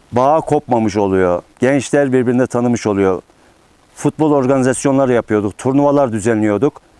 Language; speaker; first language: Turkish; native; Turkish